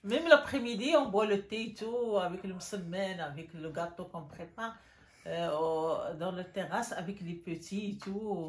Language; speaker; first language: French; non-native, local second language; Arabic